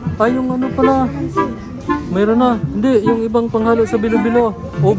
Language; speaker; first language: Filipino; non-native, local second language; Bikol